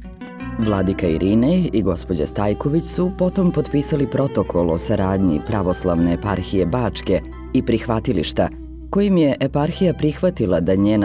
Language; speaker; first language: Serbian; native; Serbian